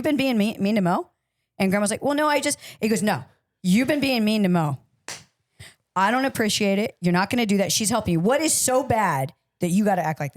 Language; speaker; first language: English; native; English